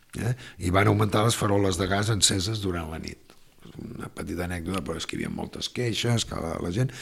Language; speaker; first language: Catalan; native; Catalan